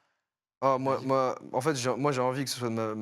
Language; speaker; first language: French; native; French